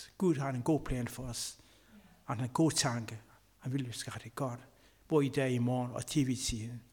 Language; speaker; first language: Danish; non-native, learner; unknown